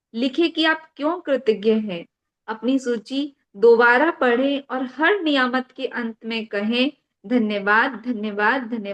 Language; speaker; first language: Hindi; native; Hindi